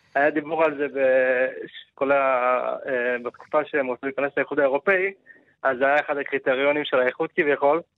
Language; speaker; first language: Hebrew; non-native, fluent; Turkish